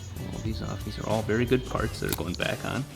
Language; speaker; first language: English; native; English